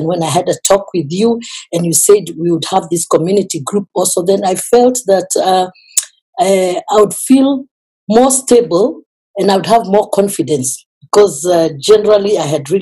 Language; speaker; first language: English; non-native, local second language; Kikuyu